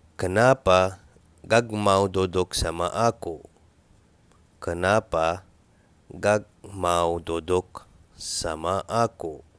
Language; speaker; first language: Indonesian; non-native, fluent; Arabic